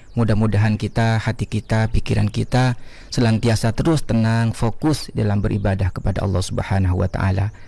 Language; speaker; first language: Indonesian; non-native, local second language; Madurese